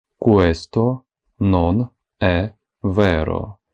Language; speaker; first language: Italian; non-native, fluent; Ukrainian